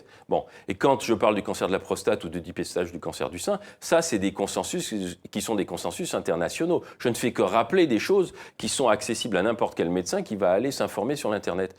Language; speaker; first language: French; native; French